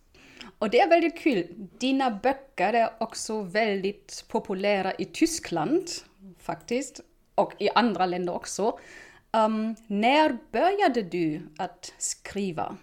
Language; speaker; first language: Swedish; non-native, fluent; German